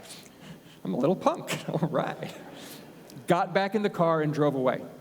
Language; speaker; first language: English; native; English